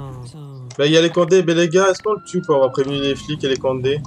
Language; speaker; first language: French; native; French